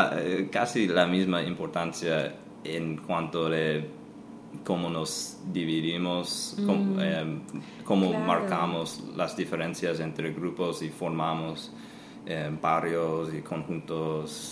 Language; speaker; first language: Spanish; non-native, fluent; English